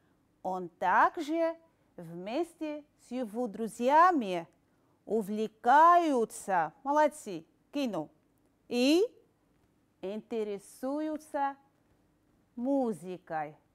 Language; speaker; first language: Russian; non-native, fluent; Arabic